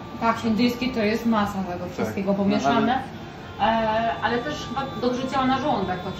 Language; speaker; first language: Polish; native; Polish